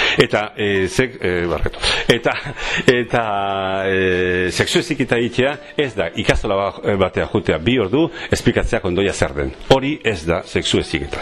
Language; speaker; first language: Basque; non-native, local second language; Spanish